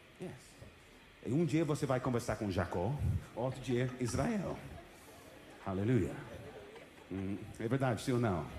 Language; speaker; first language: Portuguese; non-native, fluent; English